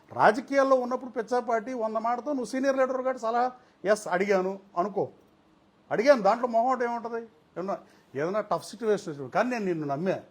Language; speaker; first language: Telugu; native; Telugu